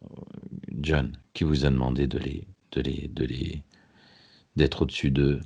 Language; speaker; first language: French; native; French